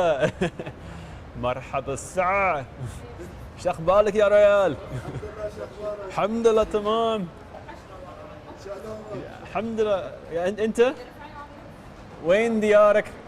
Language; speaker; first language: Arabic; non-native, learner; English